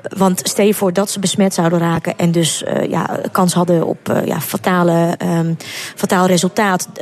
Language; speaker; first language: Dutch; early bilingual, other home language; Russian